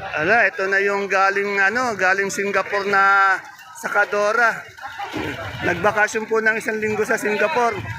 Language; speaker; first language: Filipino; native; Filipino